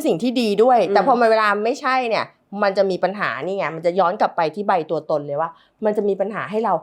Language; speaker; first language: Thai; native; Thai